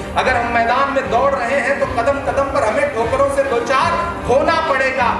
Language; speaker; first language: Urdu; native; Urdu